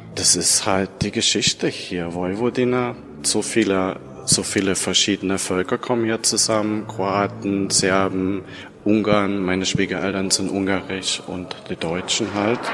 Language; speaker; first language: German; native; German